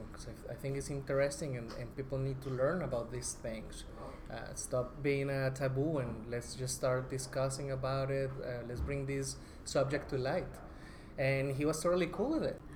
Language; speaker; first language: English; non-native, fluent; Spanish